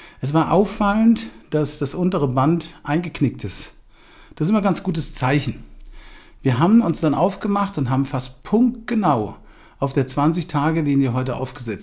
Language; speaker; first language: German; native; German